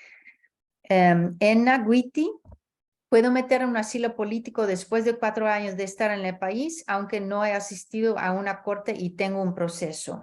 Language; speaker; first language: Spanish; early bilingual, heritage; Spanish